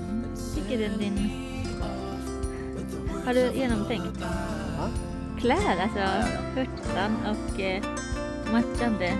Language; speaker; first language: Swedish; non-native, learner; Japanese